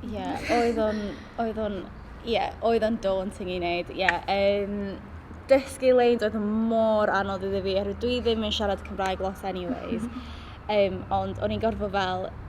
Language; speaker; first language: Welsh; non-native, local second language; English